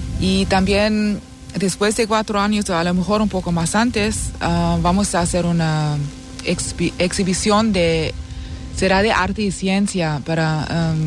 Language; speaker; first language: Spanish; non-native, fluent; German